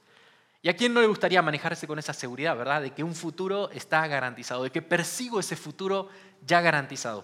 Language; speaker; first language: Spanish; native; Spanish